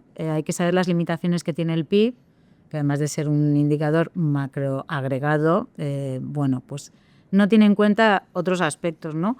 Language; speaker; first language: Spanish; native; Spanish